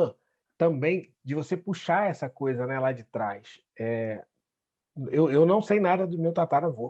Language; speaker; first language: Portuguese; native; Portuguese